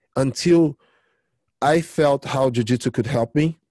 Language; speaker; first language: English; early bilingual, other home language; Portuguese